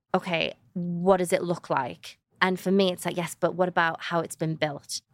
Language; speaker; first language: English; native; English